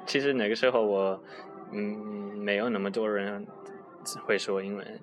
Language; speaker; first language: Chinese; non-native, learner; English